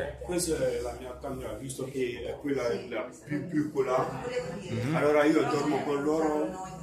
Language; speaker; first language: Italian; non-native, fluent; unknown